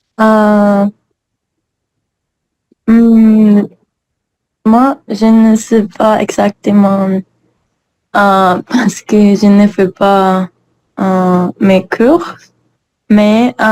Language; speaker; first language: French; non-native, learner; English